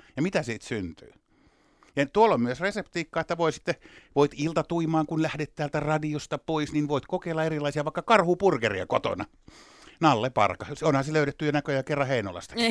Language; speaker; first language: Finnish; native; Finnish